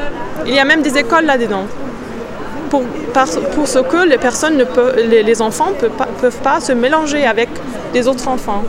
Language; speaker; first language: French; non-native, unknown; German